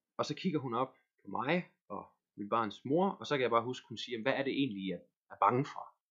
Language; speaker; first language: Danish; native; Danish